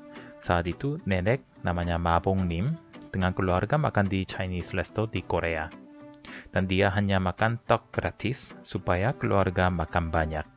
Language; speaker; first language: Indonesian; non-native, fluent; Korean